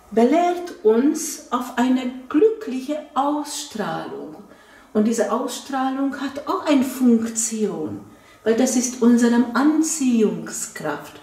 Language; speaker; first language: German; non-native, fluent; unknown